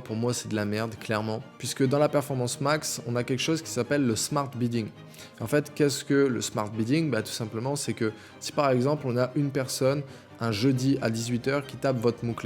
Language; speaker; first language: French; native; French